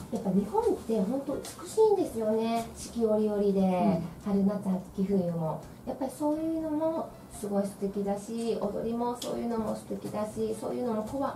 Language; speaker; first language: Japanese; native; Japanese